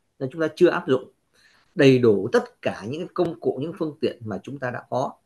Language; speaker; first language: Vietnamese; native; Vietnamese